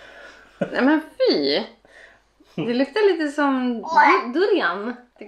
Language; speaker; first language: Swedish; native; Swedish